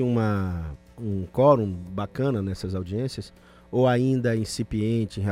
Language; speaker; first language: Portuguese; native; Portuguese